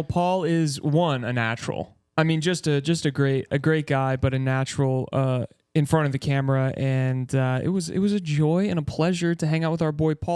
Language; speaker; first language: English; native; English